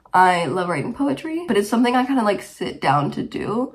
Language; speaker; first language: English; early bilingual, other home language; Romanian